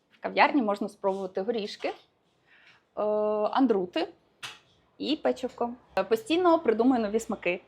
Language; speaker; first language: Ukrainian; non-native, local second language; Russian